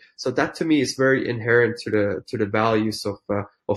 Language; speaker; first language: English; non-native, fluent; Finnish